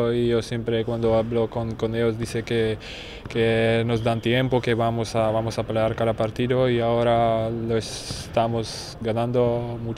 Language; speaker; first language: Spanish; non-native, fluent; Czech